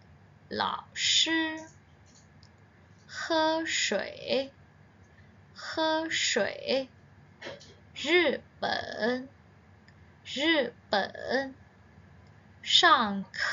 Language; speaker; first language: Chinese; non-native, fluent; Burmese